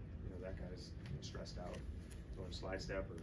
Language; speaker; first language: English; native; English